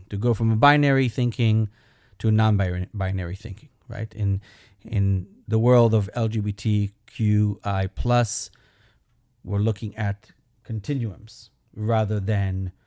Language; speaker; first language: English; non-native, fluent; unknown